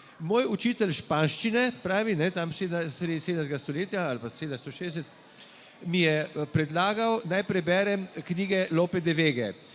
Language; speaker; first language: Slovenian; native; Slovenian